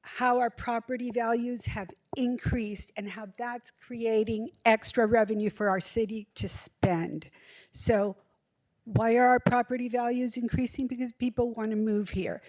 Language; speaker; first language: English; native; English